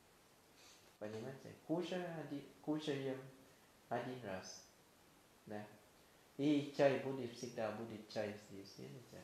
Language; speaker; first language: Russian; non-native, learner; Thai